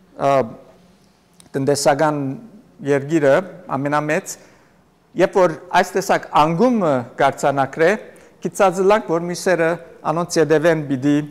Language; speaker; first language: Armenian; native; Armenian